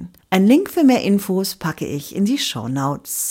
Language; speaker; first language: German; native; German